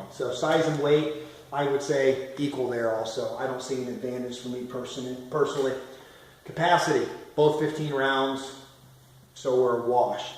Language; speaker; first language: English; native; English